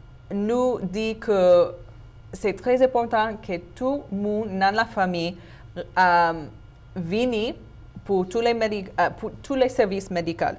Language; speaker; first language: Haitian Creole; non-native, learner; English